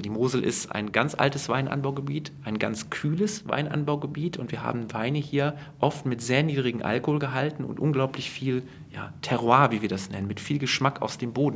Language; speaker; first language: German; native; German